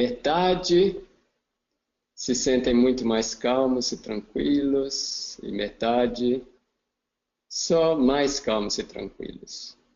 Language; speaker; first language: Portuguese; non-native, fluent; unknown